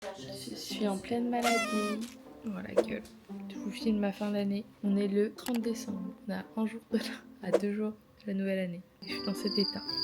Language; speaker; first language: French; native; French